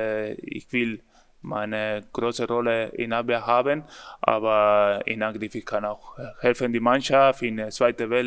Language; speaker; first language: German; non-native, learner; Spanish